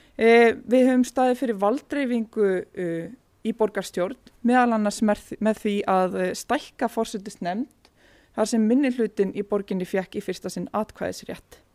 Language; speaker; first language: Icelandic; native; Icelandic